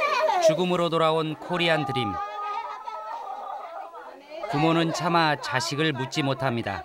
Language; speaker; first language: Korean; native; Korean